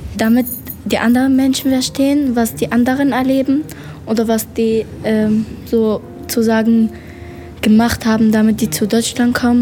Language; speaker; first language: German; non-native, learner; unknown